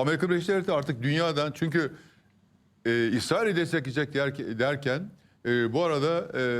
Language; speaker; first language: Turkish; native; Turkish